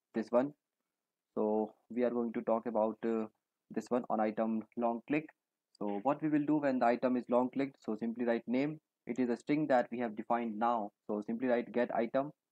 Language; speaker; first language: English; non-native, local second language; Hindi